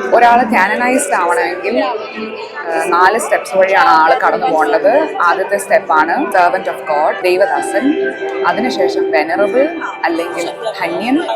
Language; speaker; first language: Malayalam; early bilingual, heritage; Malayalam